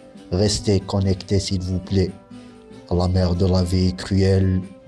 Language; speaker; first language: French; non-native, local second language; Arabic